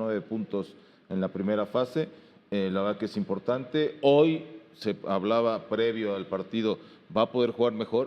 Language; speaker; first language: Spanish; native; Spanish